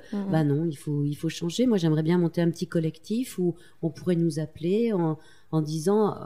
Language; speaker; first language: French; native; French